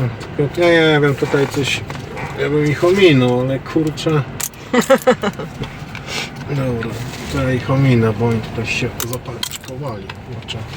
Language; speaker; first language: Polish; native; Polish